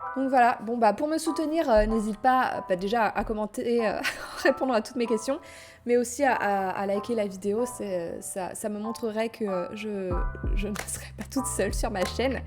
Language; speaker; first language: French; native; French